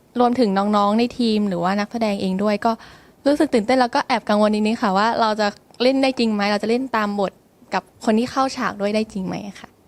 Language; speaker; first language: Thai; native; Thai